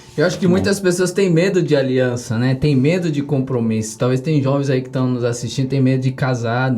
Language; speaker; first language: Portuguese; early bilingual, other home language; Spanish